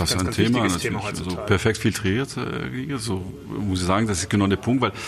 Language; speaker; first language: German; non-native, fluent; French